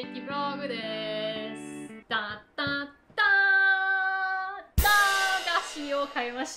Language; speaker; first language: Japanese; non-native, fluent; German